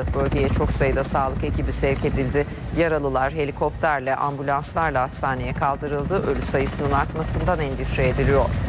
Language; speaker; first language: Turkish; native; Turkish